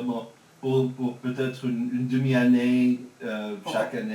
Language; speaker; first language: French; early bilingual, heritage; French